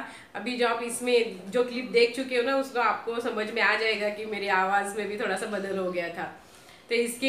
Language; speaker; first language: Hindi; native; Hindi